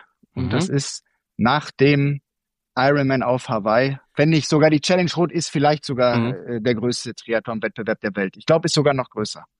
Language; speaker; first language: German; native; German